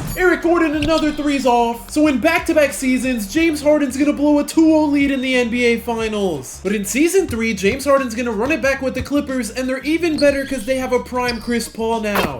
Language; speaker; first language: English; native; English